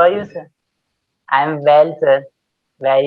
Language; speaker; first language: English; non-native, learner; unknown